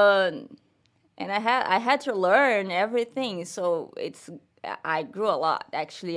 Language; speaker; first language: English; non-native, learner; Portuguese